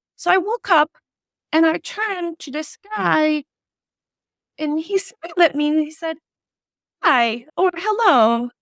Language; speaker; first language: English; non-native, fluent; Turkish